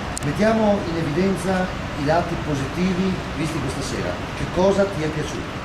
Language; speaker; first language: Italian; native; Italian